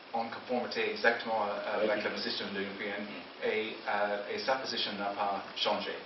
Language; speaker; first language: French; non-native, fluent; English